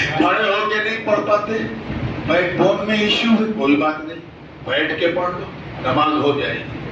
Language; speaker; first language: Urdu; native; Urdu